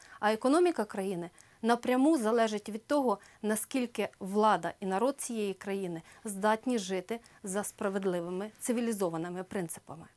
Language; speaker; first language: Ukrainian; native; Ukrainian